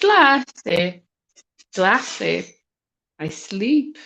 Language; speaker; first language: German; non-native, learner; Portuguese